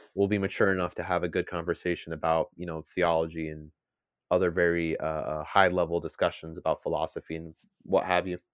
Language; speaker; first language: English; native; English